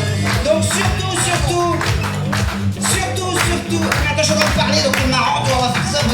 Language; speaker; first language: French; native; French